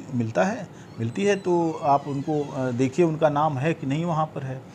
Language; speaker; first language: Hindi; native; Hindi